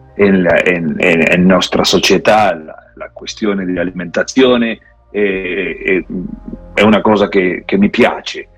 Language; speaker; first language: Italian; non-native, learner; Spanish